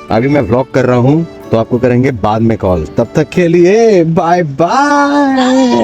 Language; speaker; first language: Hindi; native; Hindi